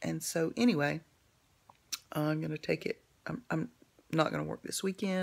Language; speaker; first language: English; native; English